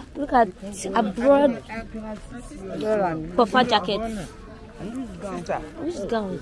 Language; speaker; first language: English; non-native, local second language; Yoruba